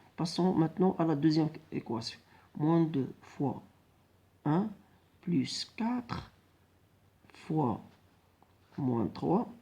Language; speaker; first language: French; non-native, local second language; Arabic